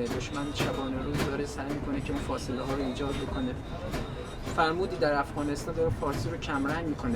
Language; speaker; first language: Persian; native; Persian